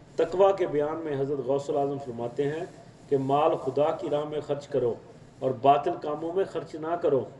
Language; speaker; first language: Urdu; non-native, local second language; Punjabi